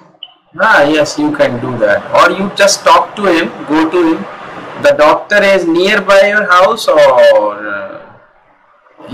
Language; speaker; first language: English; non-native, local second language; Hindi